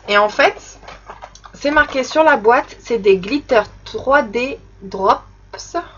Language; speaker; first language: French; native; French